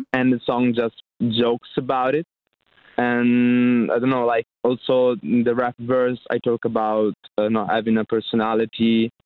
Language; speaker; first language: English; non-native, fluent; Italian